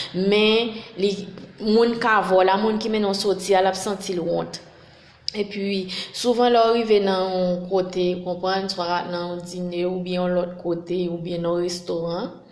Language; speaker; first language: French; non-native, local second language; Haitian Creole